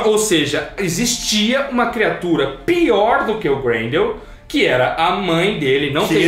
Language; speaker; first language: Portuguese; native; Portuguese